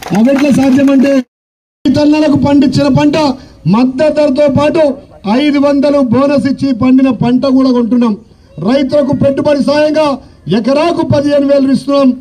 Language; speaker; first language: Telugu; native; Telugu